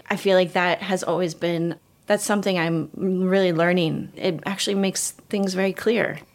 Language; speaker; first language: English; native; English